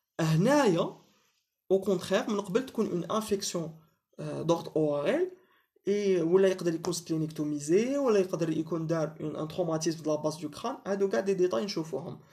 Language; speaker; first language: French; non-native, local second language; Arabic